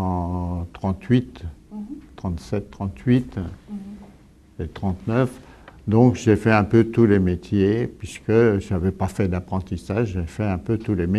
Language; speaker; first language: French; early bilingual, other home language; Italian